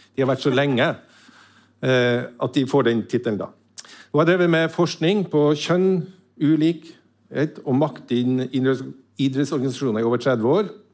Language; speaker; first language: Norwegian; native; Norwegian